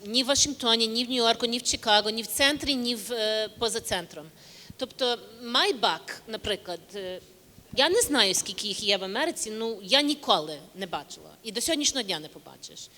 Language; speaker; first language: Ukrainian; early bilingual, heritage; English